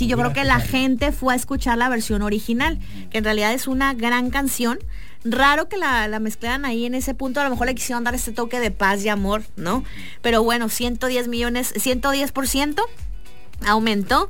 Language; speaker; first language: Spanish; native; Spanish